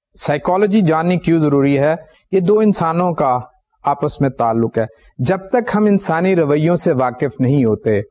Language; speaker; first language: Urdu; native; Urdu